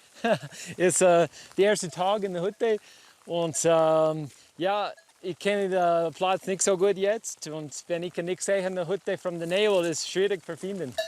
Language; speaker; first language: German; non-native, learner; English